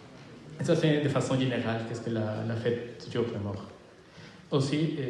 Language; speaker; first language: French; non-native, fluent; Spanish